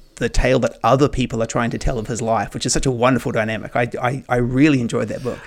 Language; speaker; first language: English; native; English